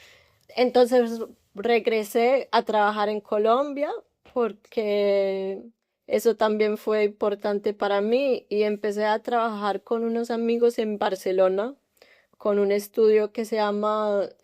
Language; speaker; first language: Spanish; early bilingual, heritage; English